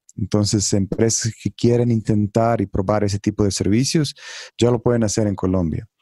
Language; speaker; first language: Spanish; non-native, fluent; Croatian